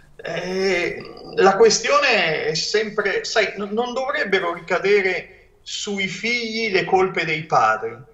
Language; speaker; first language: Italian; native; Italian